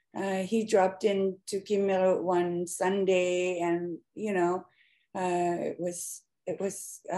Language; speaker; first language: English; native; English